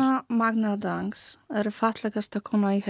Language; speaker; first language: Icelandic; non-native, learner; Polish